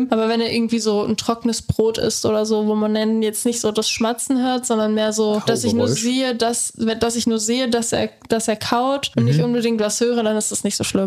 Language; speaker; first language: German; native; German